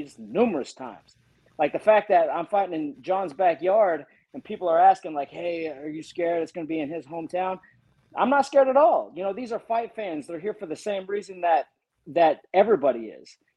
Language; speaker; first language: English; native; English